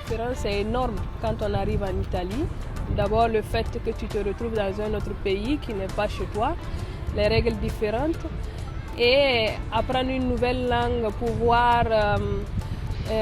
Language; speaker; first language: French; non-native, local second language; Mossi